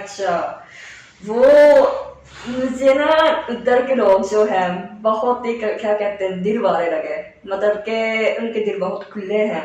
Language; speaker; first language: Hindi; non-native, fluent; Japanese